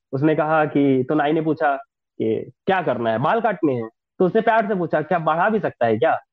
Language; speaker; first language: Hindi; native; Hindi